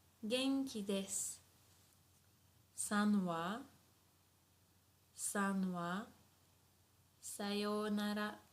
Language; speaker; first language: Japanese; non-native, fluent; English